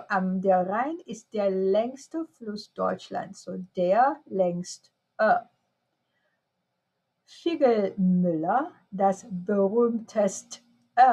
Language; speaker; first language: German; non-native, fluent; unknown